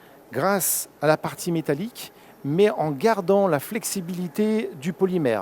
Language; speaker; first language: French; native; French